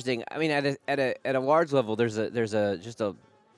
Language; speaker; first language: English; native; English